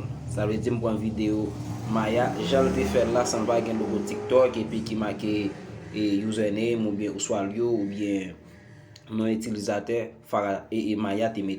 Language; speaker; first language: French; non-native, learner; Haitian Creole